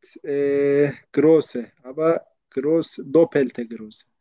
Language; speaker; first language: German; non-native, learner; Turkish